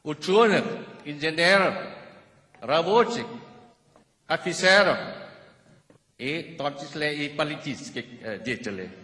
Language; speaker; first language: Russian; non-native, fluent; Vietnamese